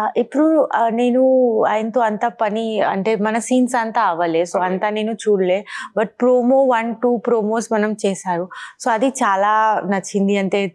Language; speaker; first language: Telugu; non-native, learner; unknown